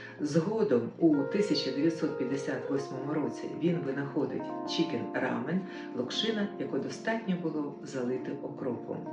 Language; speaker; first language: Ukrainian; native; Ukrainian